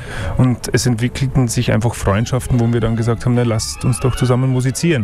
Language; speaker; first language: German; native; German